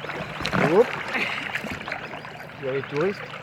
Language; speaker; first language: French; native; French